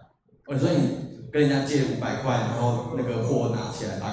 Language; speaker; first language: Chinese; native; Chinese